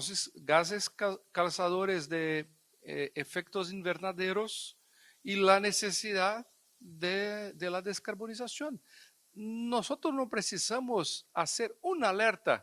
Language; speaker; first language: Spanish; non-native, fluent; Portuguese